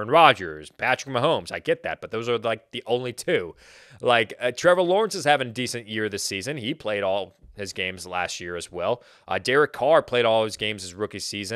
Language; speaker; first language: English; native; English